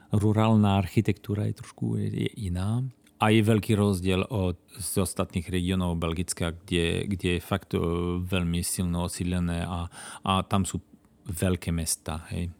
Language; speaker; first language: Slovak; non-native, fluent; French